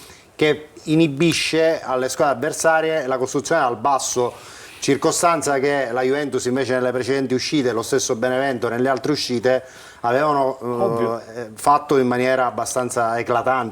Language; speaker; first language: Italian; native; Italian